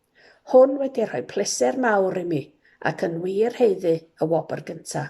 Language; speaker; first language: Welsh; native; Welsh